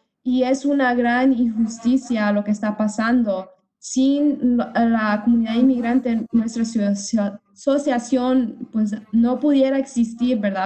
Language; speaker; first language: Spanish; early bilingual, other home language; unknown